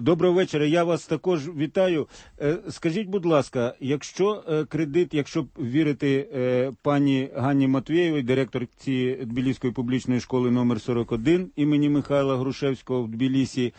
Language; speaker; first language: Ukrainian; native; Ukrainian